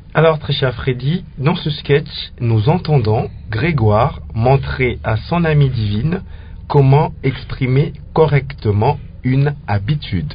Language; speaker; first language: French; non-native, local second language; Lingala